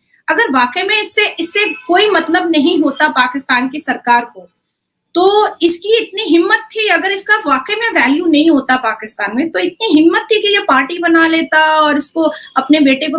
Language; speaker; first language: Hindi; native; Hindi